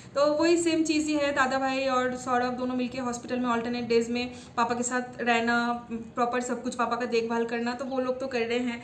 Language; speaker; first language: Hindi; non-native, local second language; Bangla